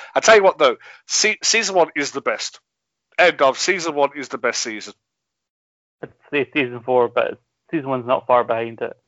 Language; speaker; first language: English; native; English